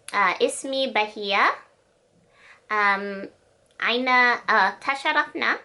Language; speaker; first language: Arabic; non-native, learner; English